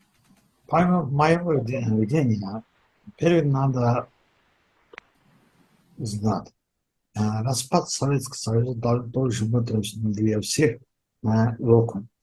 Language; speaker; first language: Russian; non-native, fluent; Azerbaijani